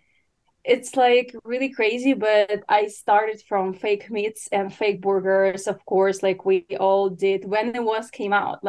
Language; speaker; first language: English; non-native, fluent; Ukrainian